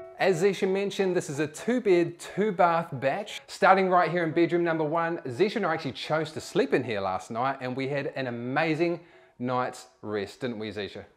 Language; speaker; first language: English; native; English